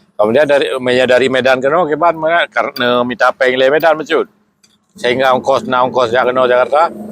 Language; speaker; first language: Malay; non-native, local second language; Achinese